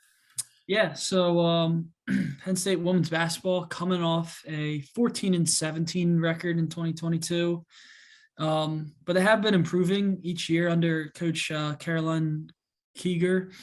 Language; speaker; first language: English; native; English